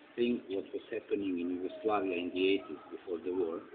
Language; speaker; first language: English; non-native, fluent; Croatian